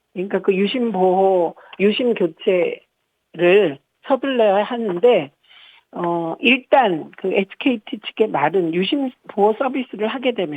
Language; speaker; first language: Korean; native; Korean